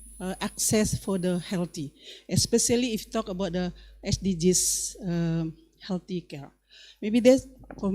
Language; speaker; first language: English; non-native, learner; Indonesian